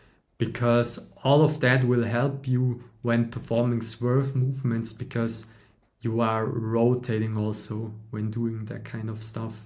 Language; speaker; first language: English; non-native, fluent; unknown